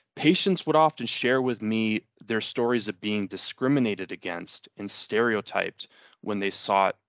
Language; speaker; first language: English; early bilingual, other home language; Spanish